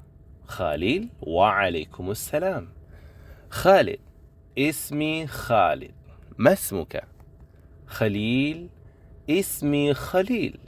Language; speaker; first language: Arabic; non-native, fluent; Indonesian